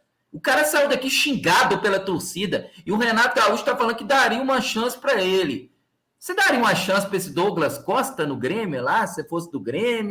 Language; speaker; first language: Portuguese; native; Portuguese